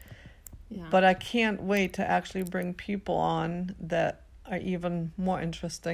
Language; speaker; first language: English; non-native, fluent; German